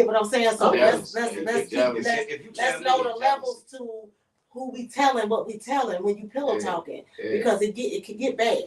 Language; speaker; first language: English; native; English